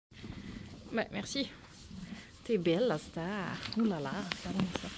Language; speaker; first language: French; native; French